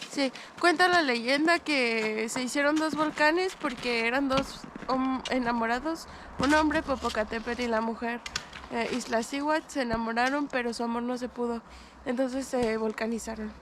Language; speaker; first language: Spanish; native; Spanish